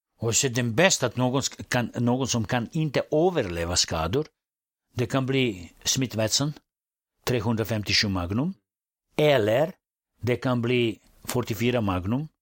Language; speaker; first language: Swedish; non-native, fluent; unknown